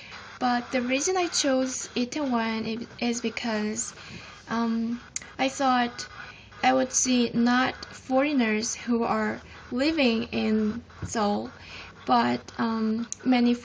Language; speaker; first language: English; non-native, fluent; Korean